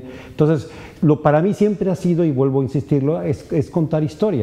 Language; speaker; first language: Spanish; native; Spanish